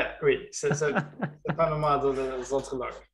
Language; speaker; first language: French; non-native, learner; German